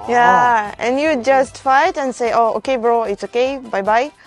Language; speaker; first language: English; non-native, learner; Russian